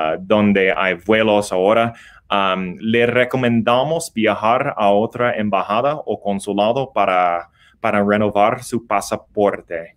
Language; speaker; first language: Spanish; non-native, learner; English